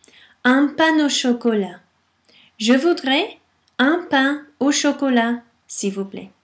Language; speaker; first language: French; non-native, fluent; English